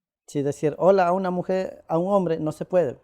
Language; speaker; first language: Spanish; non-native, local second language; Quechua